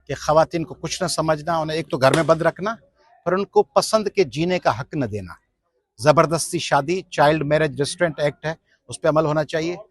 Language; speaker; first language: Urdu; non-native, local second language; Sindhi